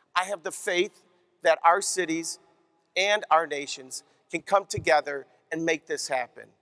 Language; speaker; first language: English; native; English